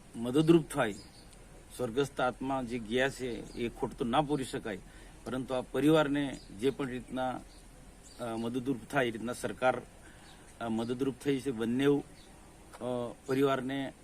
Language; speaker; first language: Gujarati; non-native, local second language; Vasavi